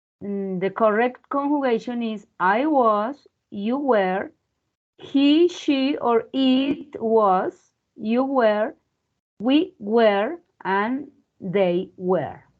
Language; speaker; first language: English; non-native, learner; Spanish